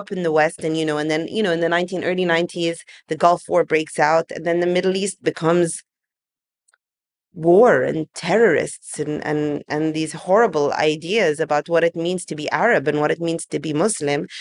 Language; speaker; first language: English; native; English